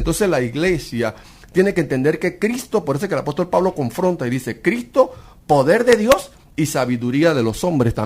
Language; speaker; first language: Spanish; native; Spanish